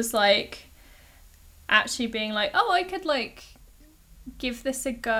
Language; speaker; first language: English; native; English